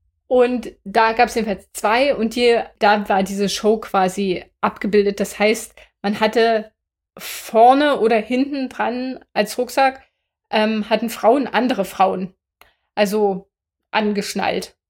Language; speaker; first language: German; native; German